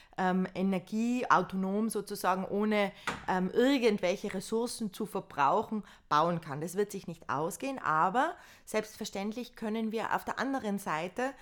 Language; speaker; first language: German; native; German